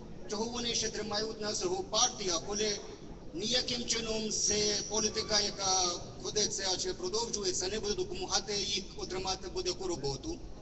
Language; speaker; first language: Ukrainian; non-native, learner; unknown